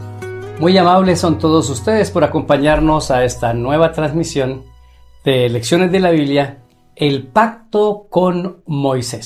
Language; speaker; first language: Spanish; native; Spanish